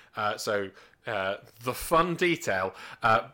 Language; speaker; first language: English; native; English